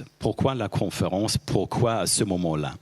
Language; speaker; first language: French; non-native, fluent; German